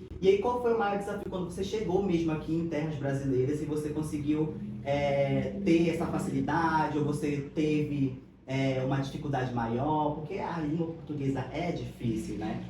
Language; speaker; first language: Portuguese; native; Portuguese